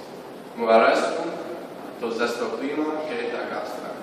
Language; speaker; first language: Greek; non-native, learner; English